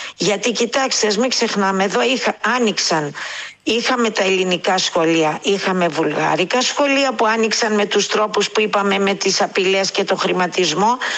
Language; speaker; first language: Greek; native; Greek